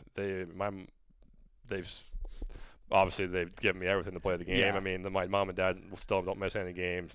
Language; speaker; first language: English; native; English